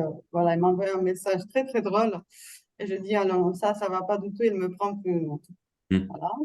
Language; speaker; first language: French; non-native, fluent; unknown